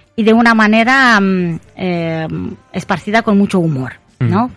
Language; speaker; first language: Spanish; non-native, fluent; Romanian